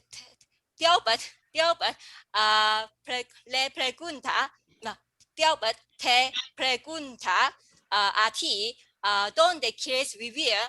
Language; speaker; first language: Spanish; non-native, learner; English